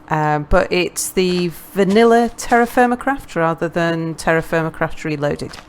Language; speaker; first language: English; native; English